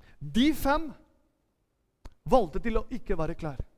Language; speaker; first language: Norwegian; non-native, fluent; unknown